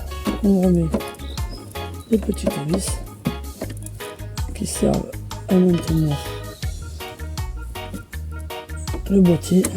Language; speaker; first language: French; native; French